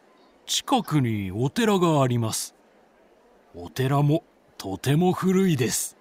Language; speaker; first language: Japanese; non-native, learner; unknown